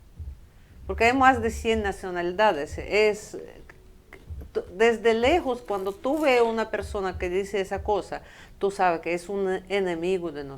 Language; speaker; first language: Spanish; non-native, fluent; Russian